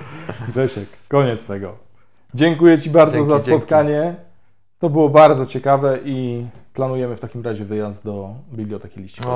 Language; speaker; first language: Polish; native; Polish